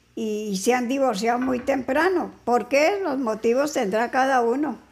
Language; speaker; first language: Spanish; native; Spanish